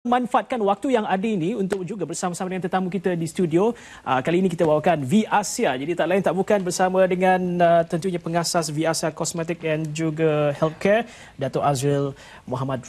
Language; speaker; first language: Malay; native; Malay